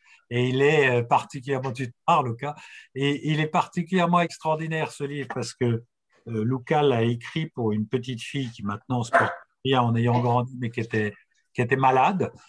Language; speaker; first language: French; native; French